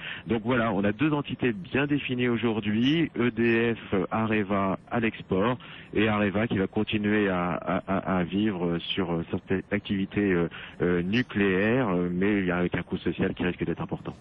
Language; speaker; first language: French; native; French